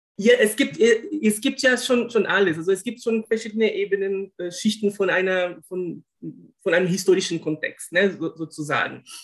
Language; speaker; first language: German; non-native, fluent; Portuguese